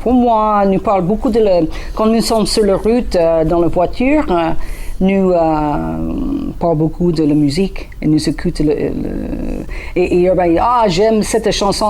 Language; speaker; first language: French; non-native, learner; English